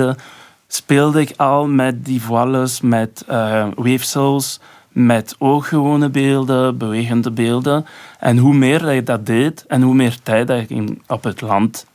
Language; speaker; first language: Dutch; non-native, local second language; French